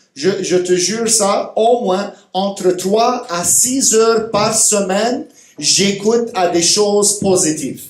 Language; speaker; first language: French; non-native, fluent; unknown